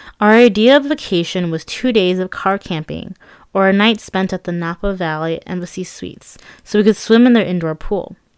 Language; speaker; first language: English; early bilingual, other home language; Persian